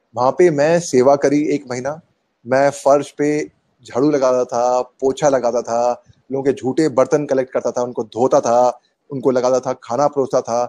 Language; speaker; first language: Hindi; native; Hindi